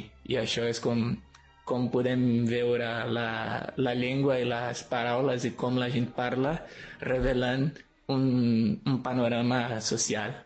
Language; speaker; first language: Catalan; non-native, fluent; Portuguese